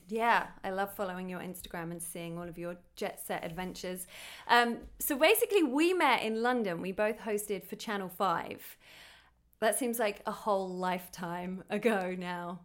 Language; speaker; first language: English; native; English